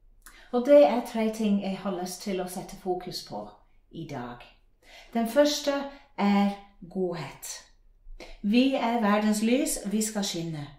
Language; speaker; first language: Norwegian; non-native, fluent; English